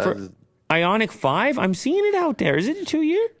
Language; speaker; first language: English; native; English